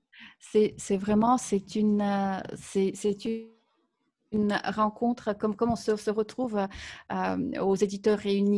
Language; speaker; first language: French; non-native, fluent; Russian